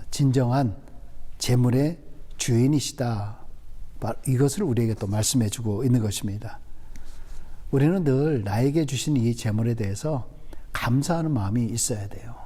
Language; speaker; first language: Korean; native; Korean